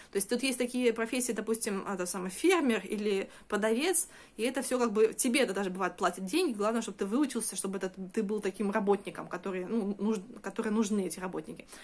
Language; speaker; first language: Russian; early bilingual, heritage; Russian